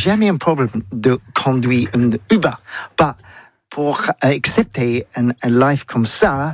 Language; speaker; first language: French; non-native, learner; English